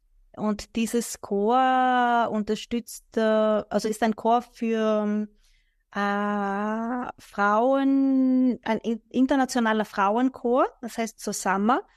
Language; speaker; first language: German; non-native, fluent; Greek